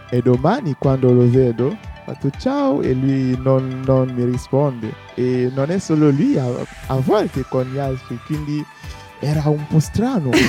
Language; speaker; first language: Italian; non-native, fluent; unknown